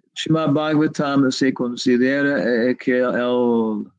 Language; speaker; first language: Spanish; non-native, learner; English